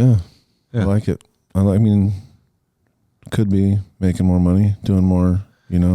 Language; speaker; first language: English; native; English